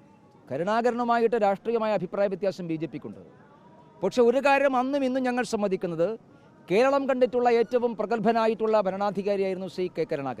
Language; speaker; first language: Malayalam; native; Malayalam